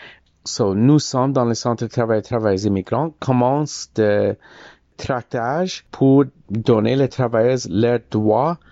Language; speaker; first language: French; non-native, learner; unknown